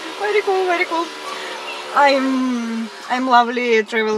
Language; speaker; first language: English; non-native, learner; Russian